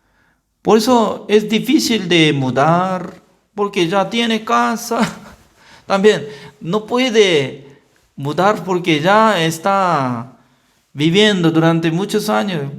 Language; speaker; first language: Spanish; non-native, learner; Korean